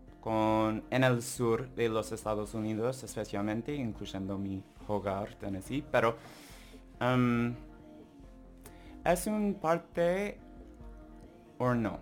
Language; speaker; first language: Spanish; non-native, learner; English